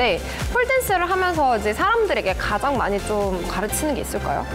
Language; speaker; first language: Korean; native; Korean